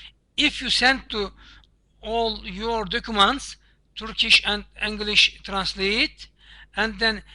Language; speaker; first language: English; non-native, learner; Turkish